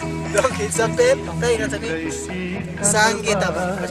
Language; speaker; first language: French; non-native, learner; Nepali